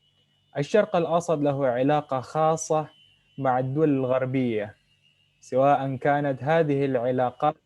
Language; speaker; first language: Arabic; non-native, fluent; Indonesian